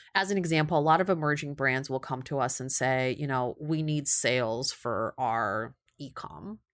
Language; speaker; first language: English; early bilingual, other home language; Russian